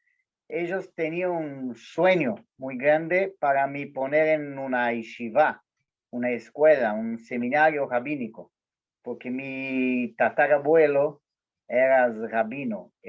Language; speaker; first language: Spanish; non-native, learner; Portuguese